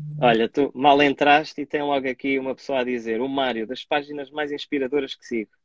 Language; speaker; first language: Portuguese; native; Portuguese